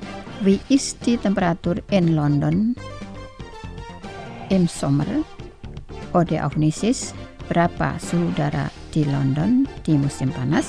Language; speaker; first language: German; non-native, fluent; Indonesian